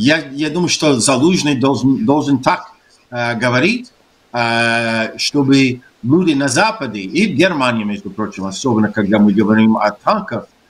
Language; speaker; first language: Russian; non-native, fluent; English